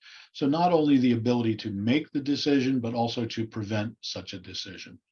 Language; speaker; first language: English; native; English